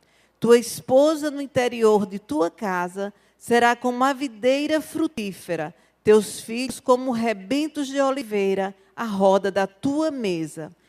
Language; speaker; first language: Portuguese; native; Portuguese